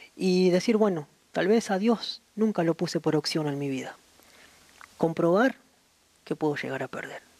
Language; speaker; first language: Spanish; native; Spanish